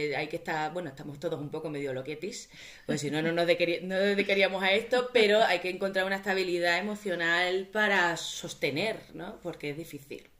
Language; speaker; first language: Spanish; native; Spanish